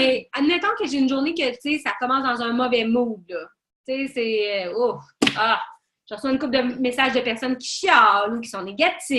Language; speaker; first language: French; native; French